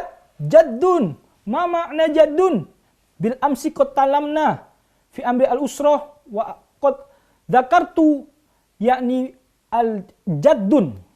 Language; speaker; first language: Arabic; non-native, fluent; Indonesian